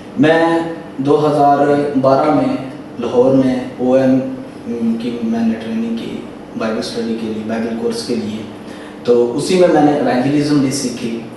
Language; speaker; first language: Urdu; native; Urdu